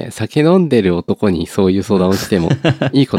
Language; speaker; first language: Japanese; native; Japanese